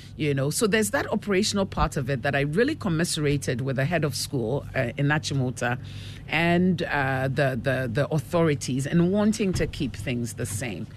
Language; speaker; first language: English; non-native, local second language; Akan